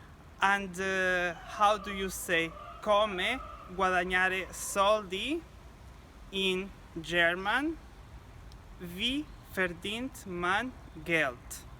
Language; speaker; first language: English; non-native, fluent; Portuguese